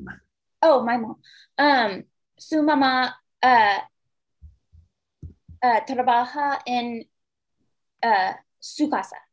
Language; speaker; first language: Spanish; non-native, learner; English